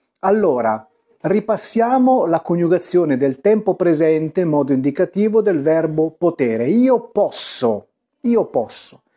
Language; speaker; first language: Italian; native; Italian